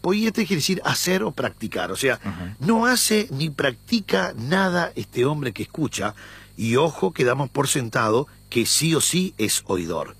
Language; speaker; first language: Spanish; native; Spanish